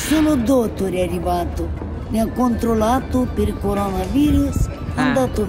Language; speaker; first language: Italian; non-native, learner; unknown